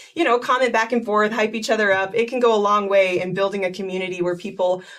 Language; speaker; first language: English; native; English